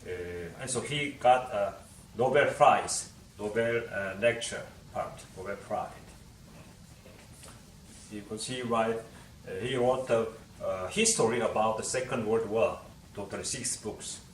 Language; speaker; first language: English; non-native, learner; Korean